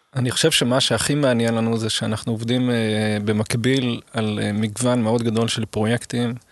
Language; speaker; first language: Hebrew; early bilingual, other home language; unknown